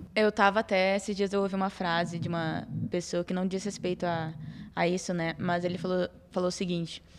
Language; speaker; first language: Portuguese; native; Portuguese